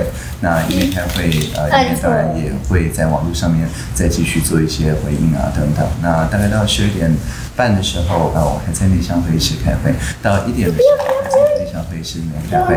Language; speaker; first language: Chinese; native; Chinese